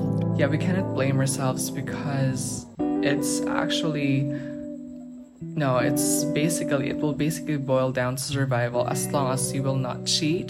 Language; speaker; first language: English; non-native, local second language; Filipino